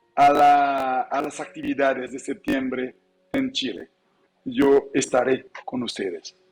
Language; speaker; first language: Spanish; non-native, learner; Haitian Creole